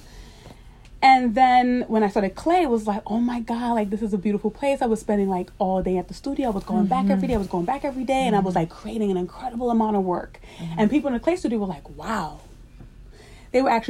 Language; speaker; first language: English; native; English